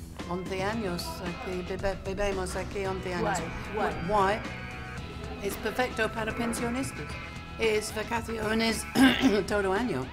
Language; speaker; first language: Spanish; non-native, learner; English